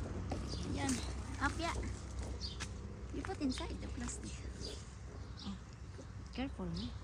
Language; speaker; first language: English; non-native, learner; Filipino